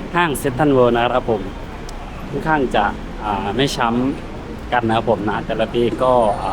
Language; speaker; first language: Thai; native; Thai